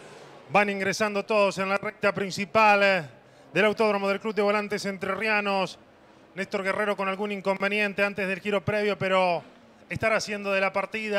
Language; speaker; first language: Spanish; native; Spanish